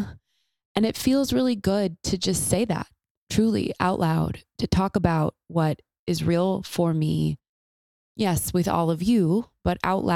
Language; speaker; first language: English; native; English